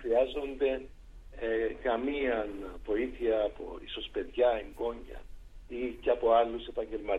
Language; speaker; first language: Greek; native; Greek